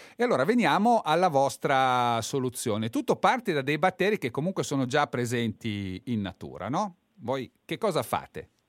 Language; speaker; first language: Italian; native; Italian